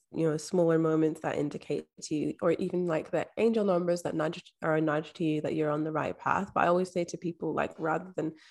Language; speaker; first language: English; native; English